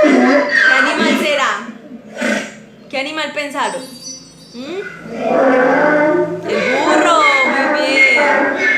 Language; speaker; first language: Spanish; native; Spanish